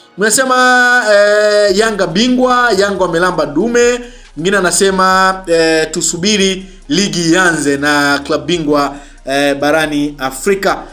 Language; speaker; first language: Swahili; native; Swahili